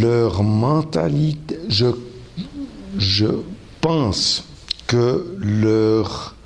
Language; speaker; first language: French; non-native, local second language; German